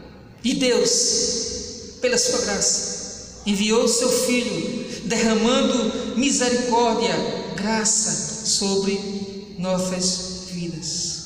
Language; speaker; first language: Portuguese; native; Portuguese